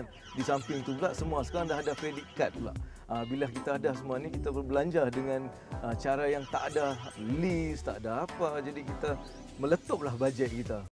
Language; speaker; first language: Malay; native; Malay